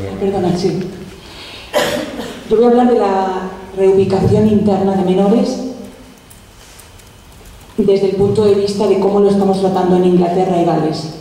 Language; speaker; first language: Spanish; native; Spanish